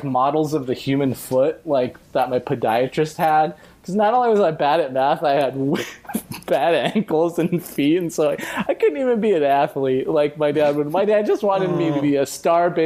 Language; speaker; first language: English; native; English